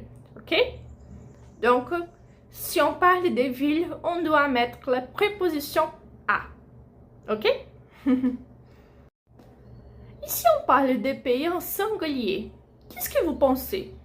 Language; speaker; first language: French; non-native, fluent; Portuguese